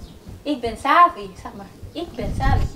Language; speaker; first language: Dutch; non-native, learner; Filipino